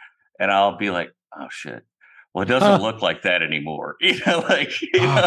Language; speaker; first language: English; native; English